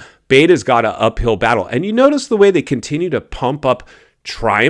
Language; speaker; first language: English; native; English